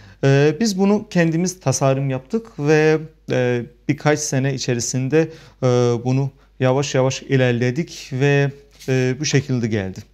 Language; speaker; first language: Turkish; non-native, fluent; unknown